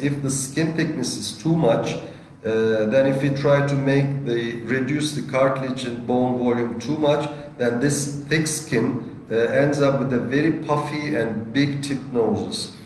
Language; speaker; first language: English; non-native, fluent; Turkish